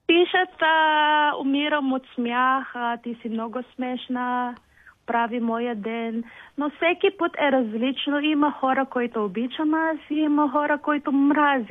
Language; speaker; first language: Bulgarian; non-native, learner; Filipino